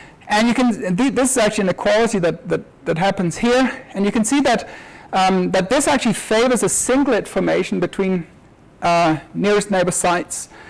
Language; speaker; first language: English; native; English